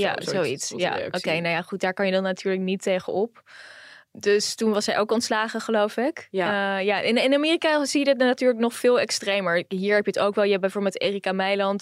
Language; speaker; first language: Dutch; native; Dutch